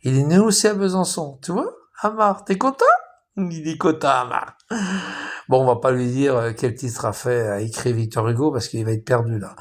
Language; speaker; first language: French; native; French